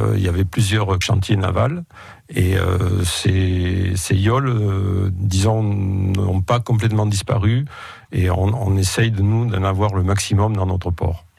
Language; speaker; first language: French; native; French